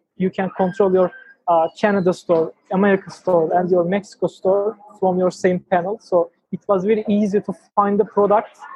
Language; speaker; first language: English; non-native, fluent; Turkish